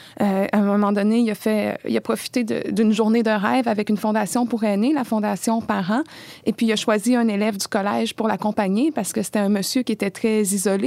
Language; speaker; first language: French; native; French